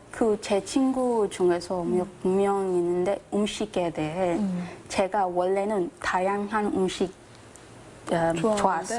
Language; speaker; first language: Korean; non-native, learner; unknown